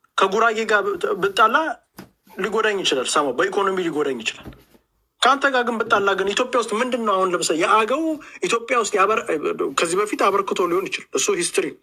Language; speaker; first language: Amharic; native; Amharic